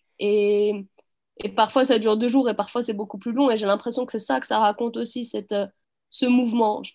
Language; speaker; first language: French; early bilingual, other home language; Arabic